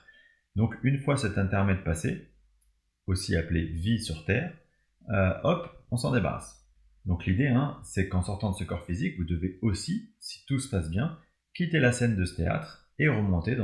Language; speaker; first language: French; native; French